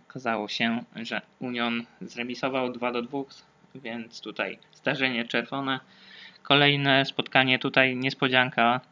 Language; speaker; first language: Polish; native; Polish